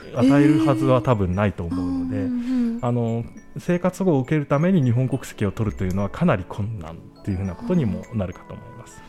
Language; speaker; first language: Japanese; native; Japanese